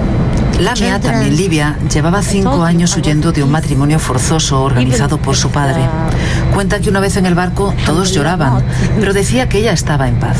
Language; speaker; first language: Spanish; native; Spanish